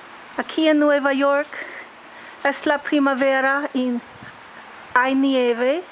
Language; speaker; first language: Spanish; non-native, learner; English